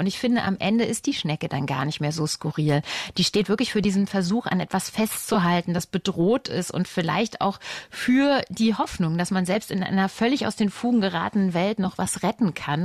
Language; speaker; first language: German; native; German